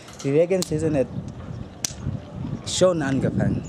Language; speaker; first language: German; non-native, learner; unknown